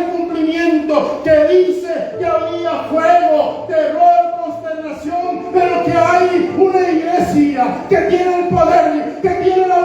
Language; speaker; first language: Spanish; native; Spanish